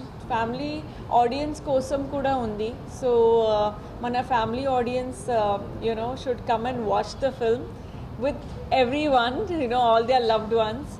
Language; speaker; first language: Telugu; non-native, fluent; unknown